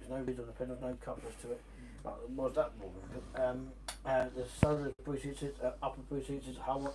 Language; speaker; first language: English; native; English